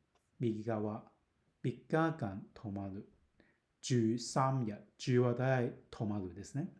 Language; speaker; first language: Japanese; non-native, fluent; Cantonese